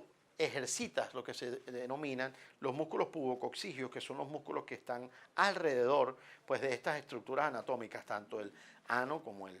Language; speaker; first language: Spanish; native; Spanish